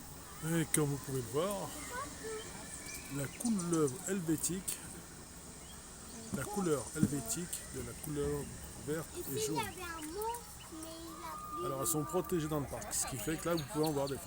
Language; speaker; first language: French; native; French